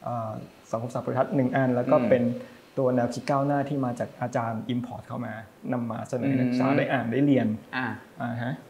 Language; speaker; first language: Thai; native; Thai